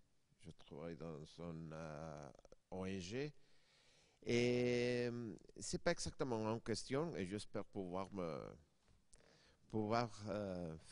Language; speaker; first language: French; non-native, fluent; Spanish